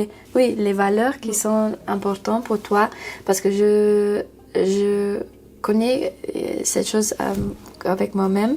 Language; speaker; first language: French; non-native, learner; English